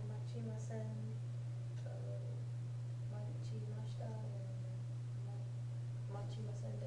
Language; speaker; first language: Japanese; non-native, learner; English